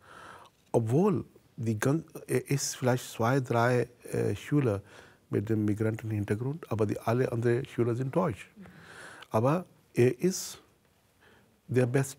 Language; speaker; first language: German; non-native, fluent; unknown